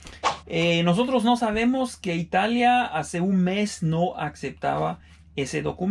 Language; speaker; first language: Spanish; non-native, fluent; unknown